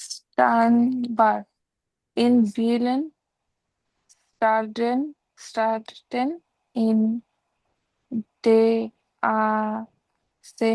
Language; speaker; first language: German; non-native, learner; Bangla